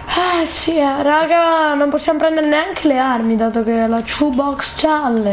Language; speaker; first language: Italian; native; Italian